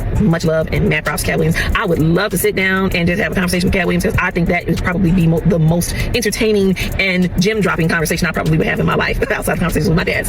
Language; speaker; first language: English; native; English